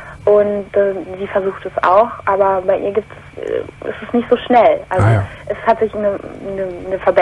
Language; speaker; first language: German; native; German